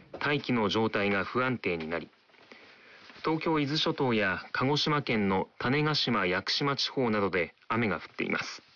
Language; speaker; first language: Japanese; native; Japanese